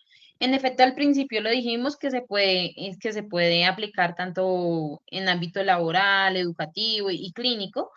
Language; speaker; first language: Spanish; native; Spanish